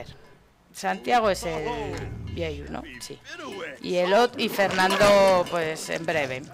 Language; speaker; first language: Spanish; native; Spanish